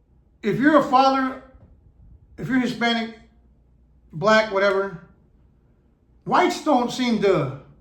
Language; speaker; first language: English; native; English